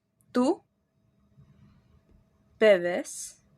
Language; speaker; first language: Spanish; non-native, fluent; English